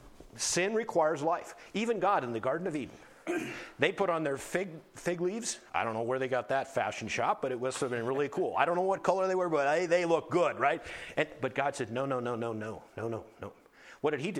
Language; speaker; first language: English; native; English